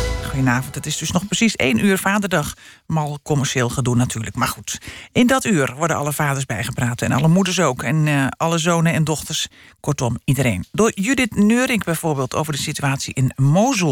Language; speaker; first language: Dutch; native; Dutch